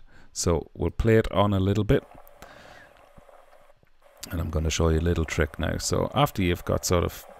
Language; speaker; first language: English; native; English